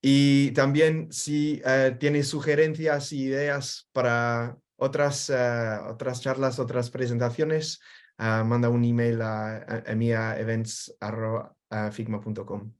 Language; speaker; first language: Spanish; non-native, fluent; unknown